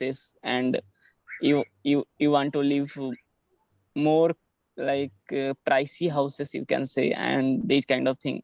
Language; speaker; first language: English; non-native, learner; Hindi